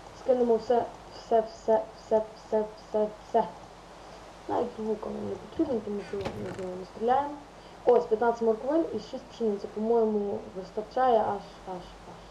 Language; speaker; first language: Ukrainian; native; Ukrainian